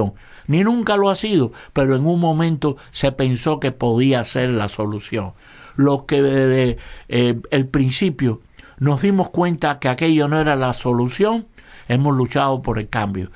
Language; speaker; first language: Spanish; native; Spanish